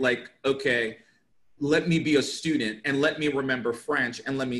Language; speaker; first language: English; native; English